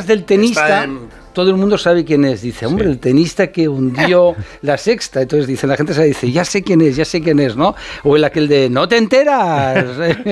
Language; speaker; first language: Spanish; native; Spanish